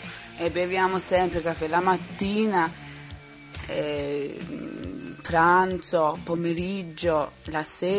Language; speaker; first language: Italian; non-native, learner; Swedish